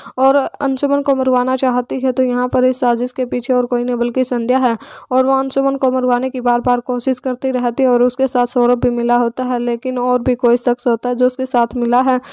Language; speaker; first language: Hindi; native; Hindi